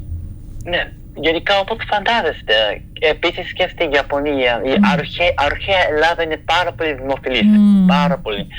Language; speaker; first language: Greek; non-native, fluent; Japanese